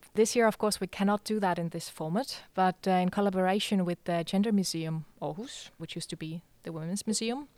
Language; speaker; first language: English; non-native, fluent; Estonian